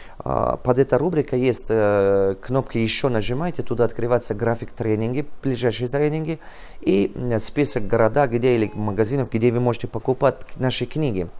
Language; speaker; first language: Russian; non-native, local second language; Tajik